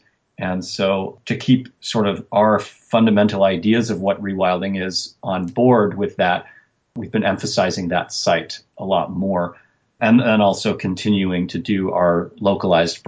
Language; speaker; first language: English; native; English